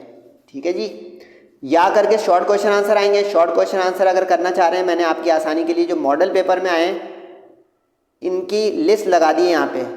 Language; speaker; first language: Urdu; native; Urdu